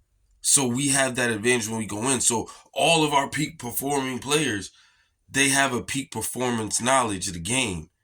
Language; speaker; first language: English; native; English